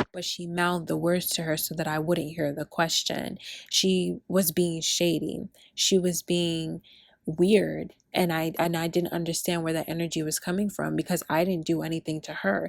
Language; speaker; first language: English; early bilingual, other home language; Spanish